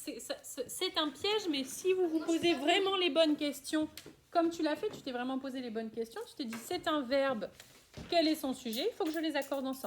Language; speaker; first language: French; native; French